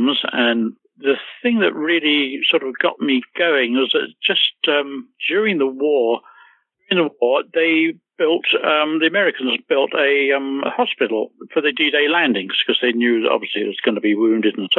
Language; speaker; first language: English; native; English